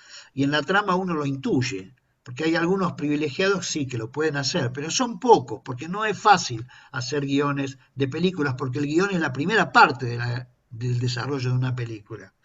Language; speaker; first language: Spanish; native; Spanish